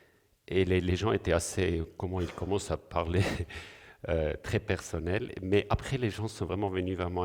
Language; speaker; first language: French; non-native, local second language; German